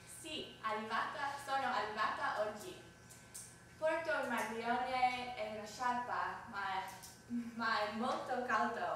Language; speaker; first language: Italian; non-native, learner; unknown